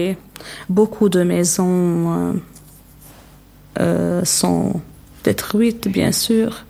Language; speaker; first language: French; non-native, local second language; Arabic